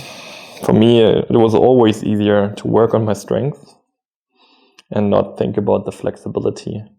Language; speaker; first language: English; non-native, fluent; German